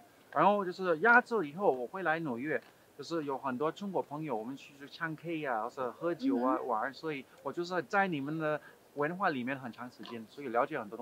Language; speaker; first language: Chinese; non-native, fluent; English